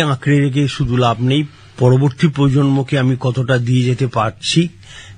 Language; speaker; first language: Bangla; native; Bangla